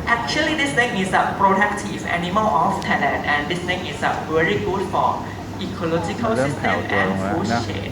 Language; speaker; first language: English; non-native, learner; Thai